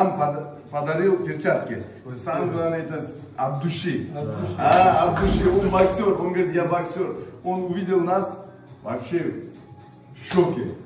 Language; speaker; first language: Russian; non-native, local second language; Uzbek